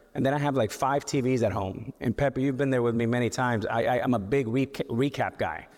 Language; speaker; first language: English; native; English